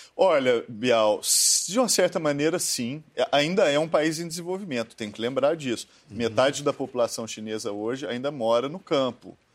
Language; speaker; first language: Portuguese; native; Portuguese